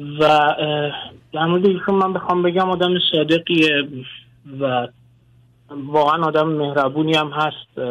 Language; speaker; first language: Persian; non-native, local second language; Kurdish